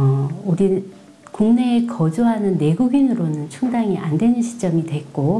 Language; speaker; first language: Korean; native; Korean